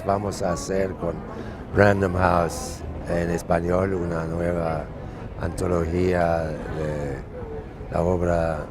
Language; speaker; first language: Spanish; non-native, fluent; English